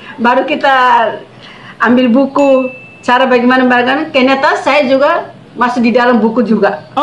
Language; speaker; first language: Indonesian; non-native, local second language; Tetum